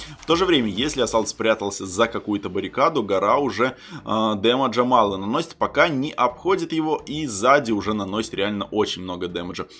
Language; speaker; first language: Russian; native; Russian